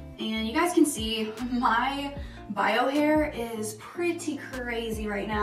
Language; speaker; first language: English; native; English